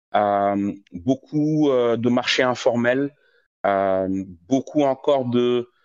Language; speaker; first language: French; non-native, local second language; Wolof